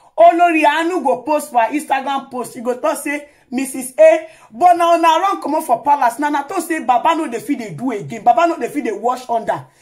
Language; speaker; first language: Nigerian Pidgin; non-native, local second language; Yoruba